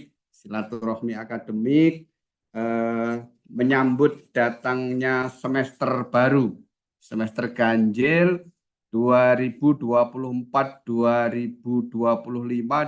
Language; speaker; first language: Indonesian; native; Indonesian